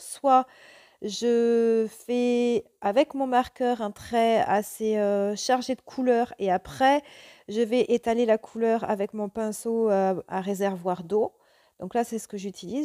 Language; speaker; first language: French; native; French